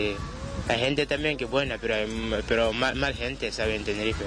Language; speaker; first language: Spanish; non-native, learner; Wolof